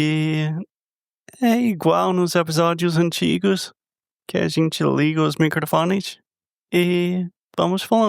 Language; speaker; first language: Portuguese; non-native, fluent; English